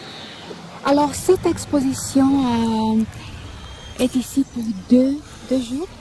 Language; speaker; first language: French; non-native, learner; English